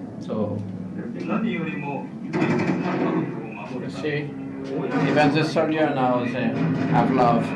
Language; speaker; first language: English; non-native, learner; French